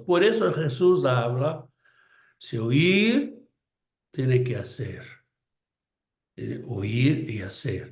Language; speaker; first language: Spanish; non-native, fluent; Portuguese